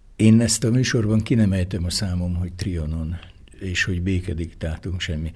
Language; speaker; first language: Hungarian; native; Hungarian